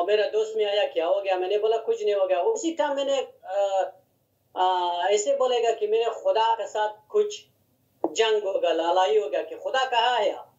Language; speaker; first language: Hindi; non-native, learner; Hazaragi